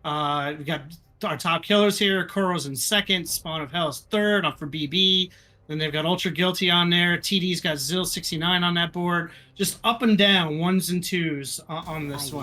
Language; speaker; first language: English; native; English